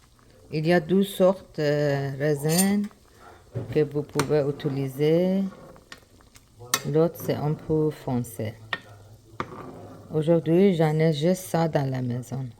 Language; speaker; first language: French; non-native, learner; Persian